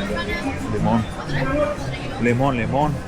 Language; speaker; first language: Spanish; non-native, learner; English